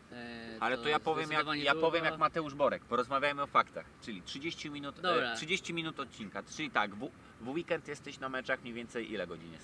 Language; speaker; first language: Polish; native; Polish